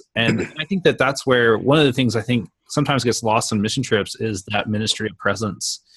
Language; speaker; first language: English; native; English